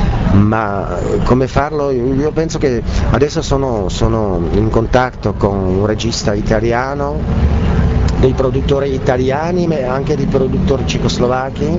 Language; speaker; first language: Italian; non-native, learner; Czech